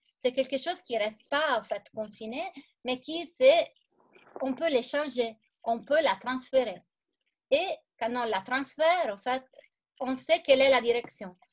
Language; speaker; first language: French; non-native, fluent; Italian